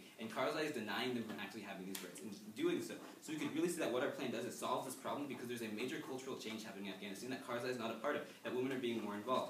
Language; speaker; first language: English; native; English